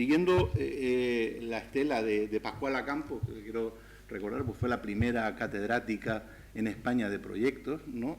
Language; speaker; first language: Spanish; native; Spanish